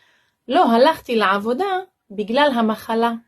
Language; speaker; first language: Hebrew; non-native, local second language; Arabic